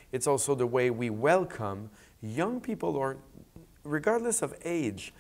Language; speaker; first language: English; native; English